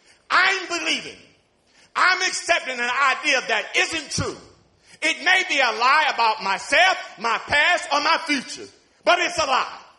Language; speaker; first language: English; native; English